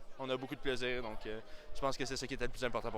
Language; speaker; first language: French; native; French